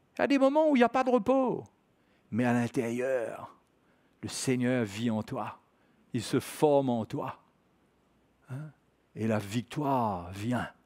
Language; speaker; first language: French; native; French